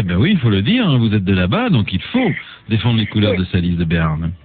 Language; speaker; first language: French; native; French